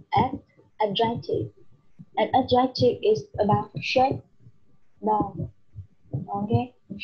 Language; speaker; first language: English; non-native, learner; Vietnamese